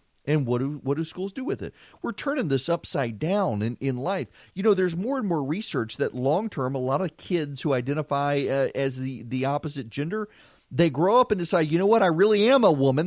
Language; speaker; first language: English; native; English